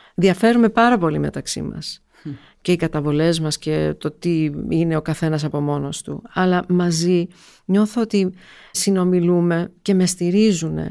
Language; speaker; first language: Greek; early bilingual, heritage; Greek